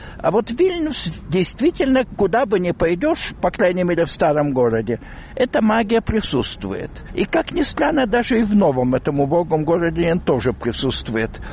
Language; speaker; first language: Russian; non-native, local second language; Lithuanian